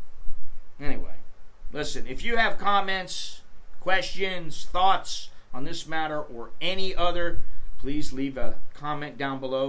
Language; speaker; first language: English; native; English